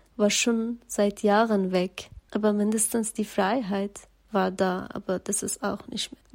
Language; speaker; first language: German; non-native, fluent; Persian